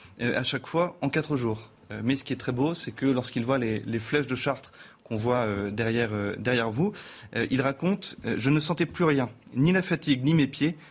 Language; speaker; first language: French; native; French